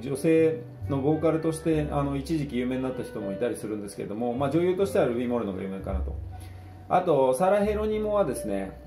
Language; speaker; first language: Japanese; native; Japanese